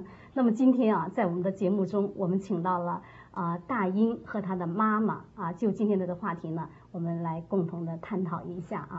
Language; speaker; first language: Chinese; native; Chinese